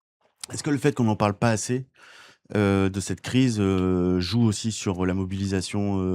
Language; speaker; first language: French; native; French